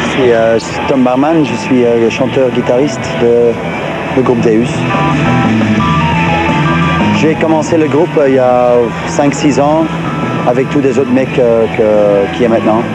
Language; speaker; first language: French; non-native, local second language; Dutch